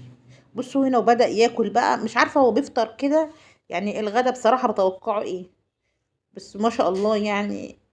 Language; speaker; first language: Arabic; native; Arabic